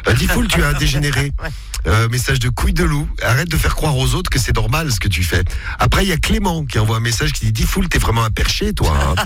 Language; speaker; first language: French; native; French